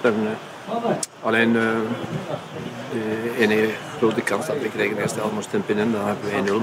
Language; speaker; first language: Dutch; non-native, fluent; Icelandic